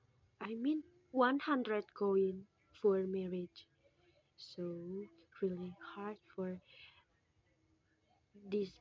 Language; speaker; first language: English; non-native, local second language; Indonesian